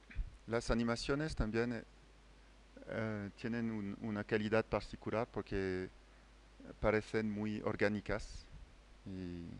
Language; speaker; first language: Spanish; non-native, fluent; French